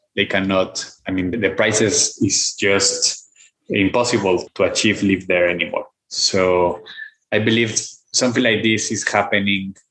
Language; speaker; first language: English; non-native, fluent; Spanish